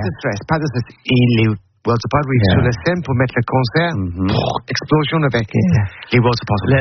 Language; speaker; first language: French; non-native, learner; English